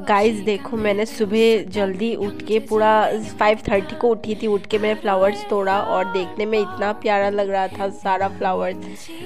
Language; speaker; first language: Hindi; non-native, local second language; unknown